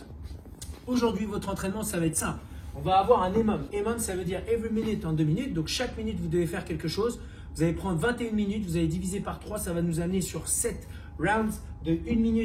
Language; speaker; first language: French; native; French